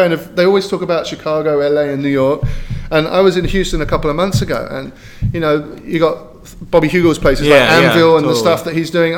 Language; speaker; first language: English; native; English